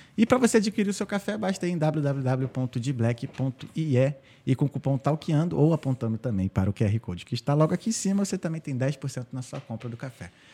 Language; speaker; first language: Portuguese; native; Portuguese